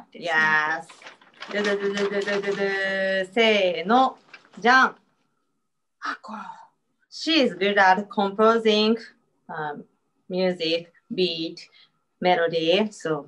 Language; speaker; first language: English; non-native, learner; Japanese